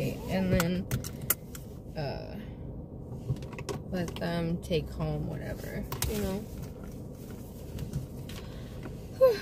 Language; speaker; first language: English; native; English